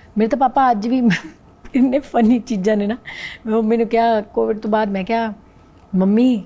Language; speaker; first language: Punjabi; non-native, local second language; Hindi